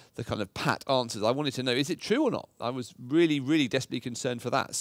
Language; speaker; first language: English; native; English